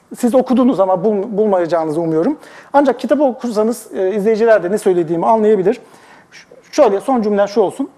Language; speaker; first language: Turkish; native; Turkish